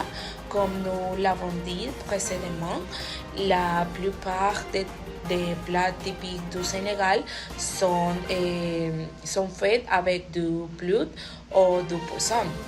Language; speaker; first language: French; non-native, learner; Spanish